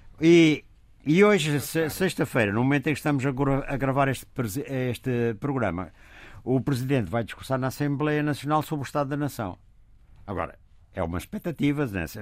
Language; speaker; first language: Portuguese; native; Portuguese